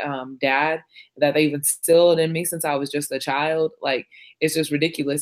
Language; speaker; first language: English; non-native, local second language; Shona